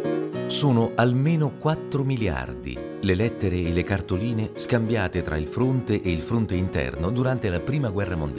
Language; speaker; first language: Italian; native; Italian